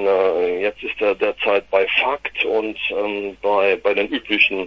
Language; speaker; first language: German; native; German